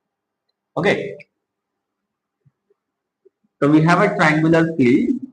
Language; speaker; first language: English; non-native, local second language; Hindi